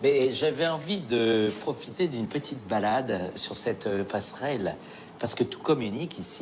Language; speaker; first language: French; native; French